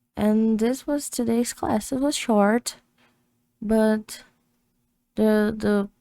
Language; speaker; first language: English; non-native, fluent; Portuguese